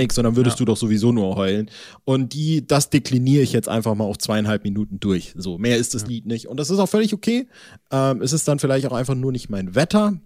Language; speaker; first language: German; native; German